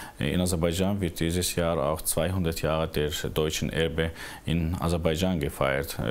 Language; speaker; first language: German; non-native, fluent; Azerbaijani